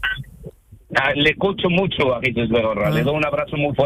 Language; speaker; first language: Spanish; non-native, fluent; Arabic